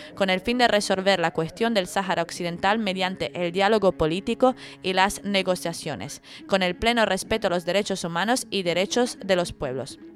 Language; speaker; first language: Spanish; non-native, fluent; Italian